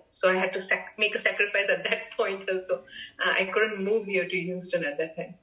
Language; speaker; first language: English; non-native, local second language; Marathi